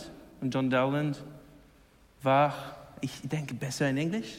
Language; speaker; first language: German; non-native, learner; English